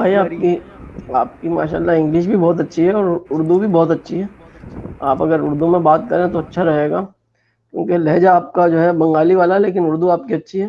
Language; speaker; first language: Hindi; non-native, fluent; Urdu